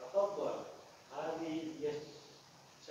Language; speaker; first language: Arabic; non-native, learner; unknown